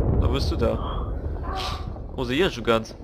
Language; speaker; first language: German; native; German